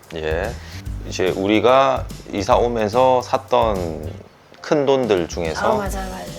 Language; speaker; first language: Korean; native; Korean